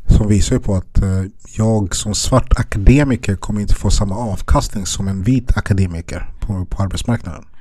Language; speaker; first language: Swedish; early bilingual, other home language; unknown